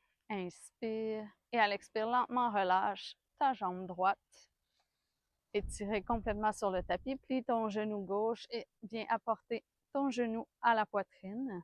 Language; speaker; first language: French; native; French